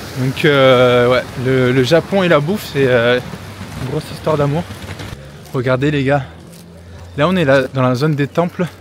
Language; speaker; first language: French; native; French